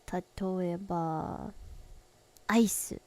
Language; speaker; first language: Japanese; non-native, learner; English